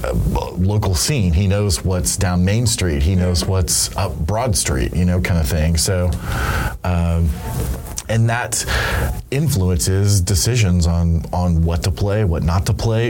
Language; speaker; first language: English; native; English